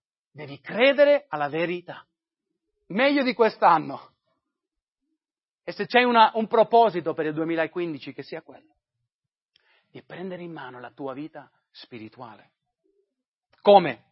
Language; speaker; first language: Italian; non-native, fluent; English